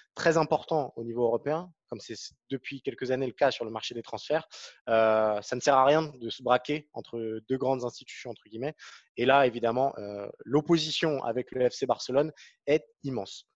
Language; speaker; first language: French; native; French